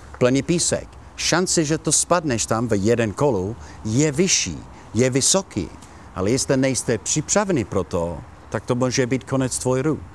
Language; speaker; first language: Czech; non-native, learner; Italian